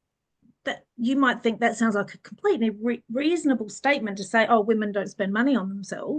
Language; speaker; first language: English; early bilingual, other home language; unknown